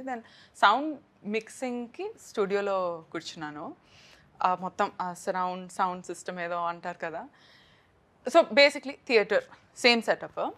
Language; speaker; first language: Telugu; native; Telugu